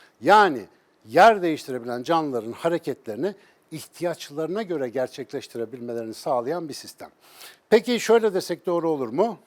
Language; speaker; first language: Turkish; native; Turkish